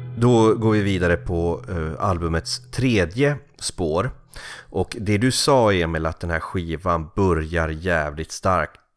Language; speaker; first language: Swedish; native; Swedish